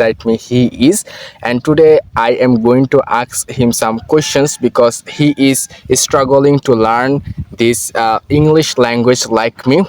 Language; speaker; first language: English; non-native, learner; Bangla